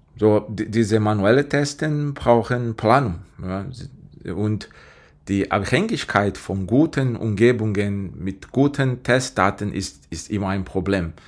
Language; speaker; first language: German; non-native, fluent; Portuguese